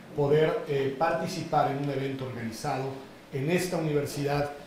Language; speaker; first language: Spanish; native; Spanish